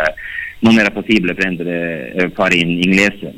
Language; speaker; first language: Italian; non-native, learner; Norwegian